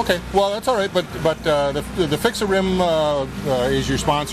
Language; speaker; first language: English; native; English